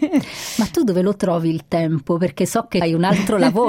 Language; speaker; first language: Italian; native; Italian